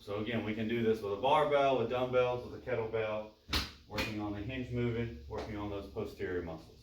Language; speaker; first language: English; native; English